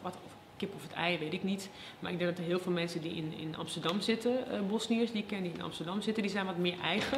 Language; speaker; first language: Dutch; early bilingual, other home language; Bosnian